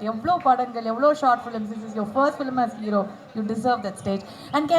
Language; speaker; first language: Tamil; native; Tamil